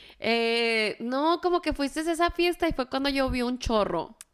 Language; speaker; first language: Spanish; early bilingual, heritage; Spanish